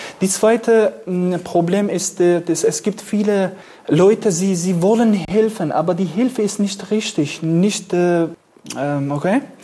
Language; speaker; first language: German; non-native, fluent; Kurdish